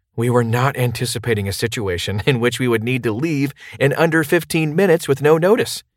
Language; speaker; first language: English; native; English